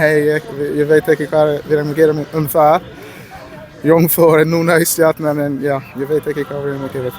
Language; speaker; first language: Icelandic; non-native, learner; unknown